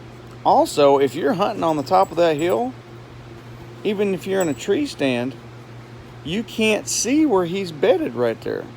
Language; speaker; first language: English; native; English